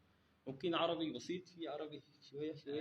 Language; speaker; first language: Arabic; native; Arabic